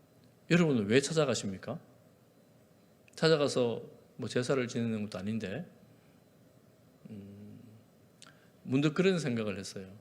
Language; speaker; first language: Korean; native; Korean